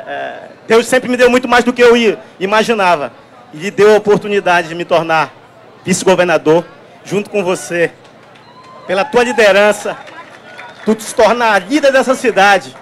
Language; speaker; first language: Portuguese; native; Portuguese